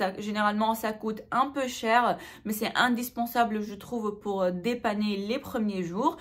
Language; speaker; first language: French; non-native, local second language; Arabic